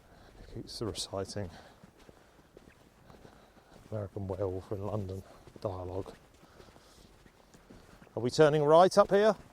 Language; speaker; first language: English; native; English